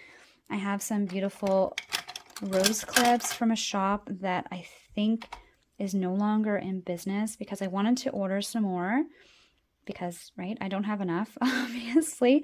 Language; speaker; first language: English; native; English